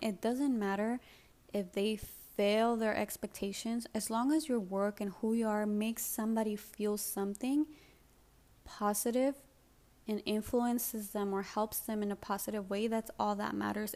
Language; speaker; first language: English; early bilingual, other home language; Spanish